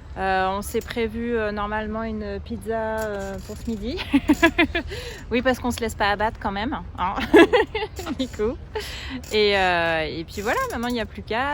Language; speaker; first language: French; native; French